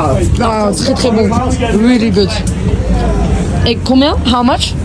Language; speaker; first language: French; native; French